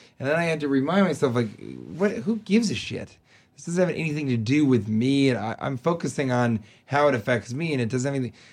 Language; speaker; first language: English; native; English